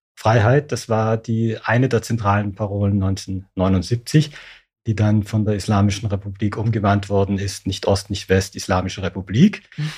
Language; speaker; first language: German; early bilingual, other home language; Persian